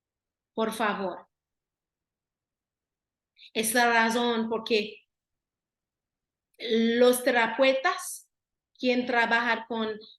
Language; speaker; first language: Spanish; non-native, learner; Haitian Creole